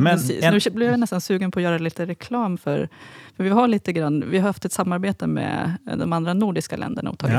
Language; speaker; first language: Swedish; native; Swedish